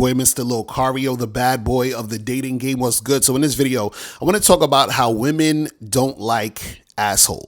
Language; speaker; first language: English; native; English